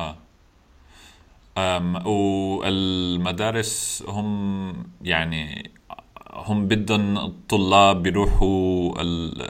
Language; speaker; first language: Arabic; non-native, learner; English